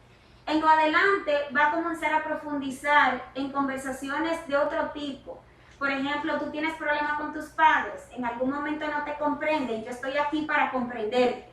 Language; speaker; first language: Spanish; native; Spanish